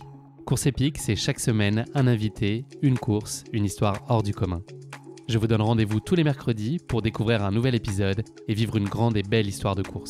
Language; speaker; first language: French; native; French